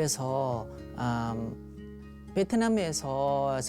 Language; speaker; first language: Korean; non-native, learner; Vietnamese